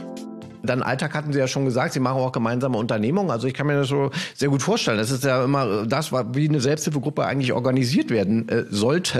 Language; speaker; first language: German; native; German